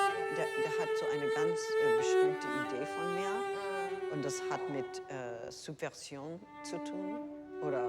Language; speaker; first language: German; non-native, learner; English